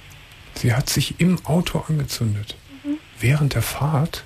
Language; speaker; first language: German; native; German